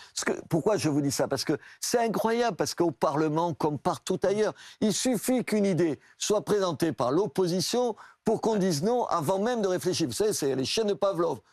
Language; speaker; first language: French; native; French